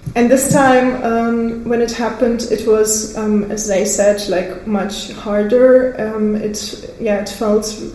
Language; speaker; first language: English; non-native, fluent; Russian